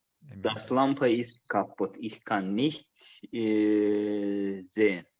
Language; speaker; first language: German; non-native, learner; Azerbaijani